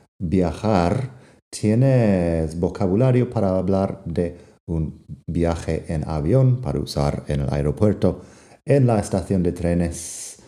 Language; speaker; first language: Spanish; non-native, fluent; English